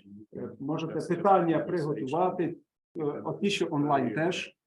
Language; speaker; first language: Ukrainian; native; Ukrainian